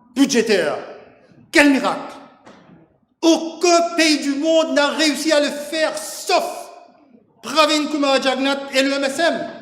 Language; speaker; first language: French; non-native, local second language; Morisyen